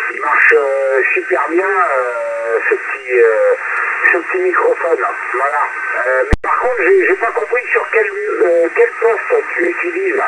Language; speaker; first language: French; native; French